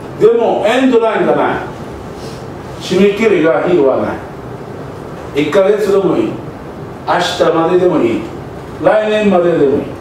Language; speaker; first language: Japanese; non-native, learner; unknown